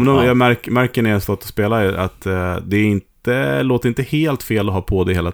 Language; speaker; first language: Swedish; native; Swedish